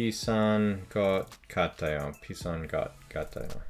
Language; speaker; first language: Korean; non-native, learner; English